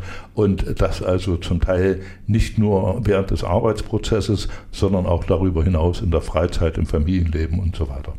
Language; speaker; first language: German; native; German